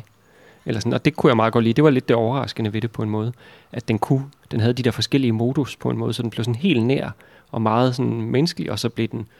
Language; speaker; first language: Danish; native; Danish